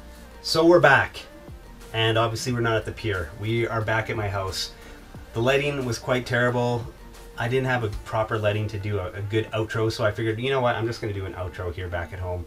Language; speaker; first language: English; native; English